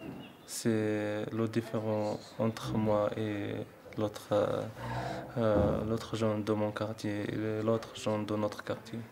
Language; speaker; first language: French; non-native, learner; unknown